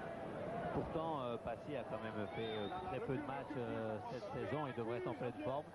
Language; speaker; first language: French; native; French